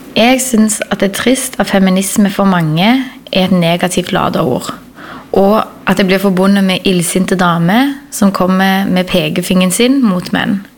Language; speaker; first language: Norwegian; native; Norwegian